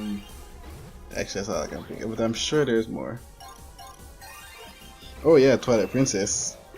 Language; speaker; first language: English; native; English